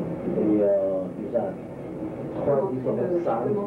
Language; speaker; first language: French; non-native, learner; English